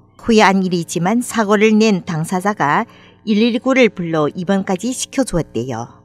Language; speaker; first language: Korean; native; Korean